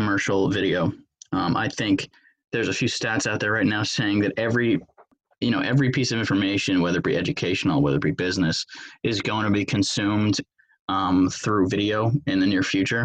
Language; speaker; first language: English; native; English